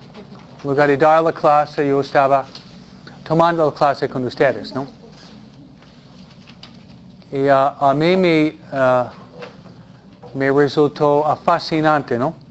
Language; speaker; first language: Spanish; non-native, fluent; English